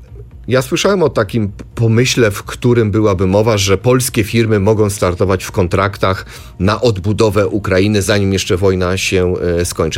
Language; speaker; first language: Polish; native; Polish